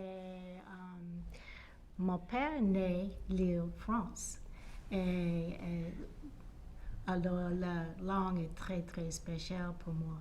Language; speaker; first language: French; non-native, learner; English